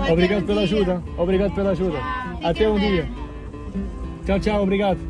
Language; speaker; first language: Portuguese; early bilingual, heritage; Portuguese